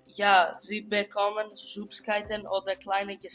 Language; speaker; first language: German; non-native, learner; Greek